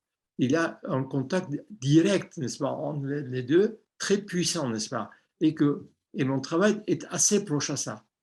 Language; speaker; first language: French; non-native, fluent; Armenian